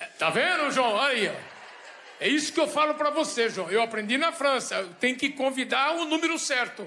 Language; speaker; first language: Portuguese; native; Portuguese